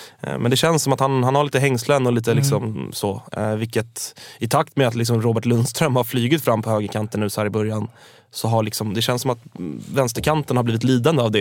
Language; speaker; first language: Swedish; native; Swedish